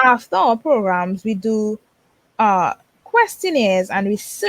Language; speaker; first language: English; native; English